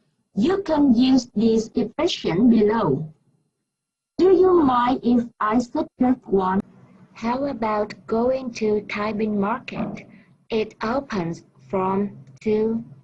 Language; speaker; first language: English; non-native, fluent; Vietnamese